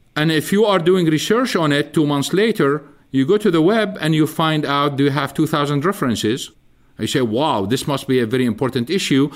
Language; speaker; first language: English; non-native, fluent; Arabic